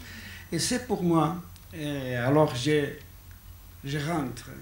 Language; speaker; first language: French; non-native, learner; Basque